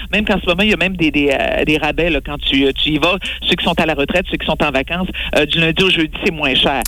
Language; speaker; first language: French; native; French